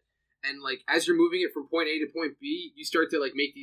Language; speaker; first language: English; native; English